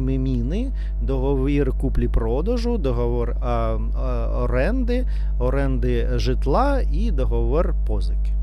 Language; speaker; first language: Ukrainian; non-native, learner; Russian